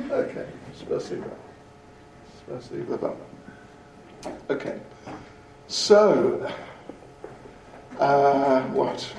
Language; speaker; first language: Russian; non-native, learner; English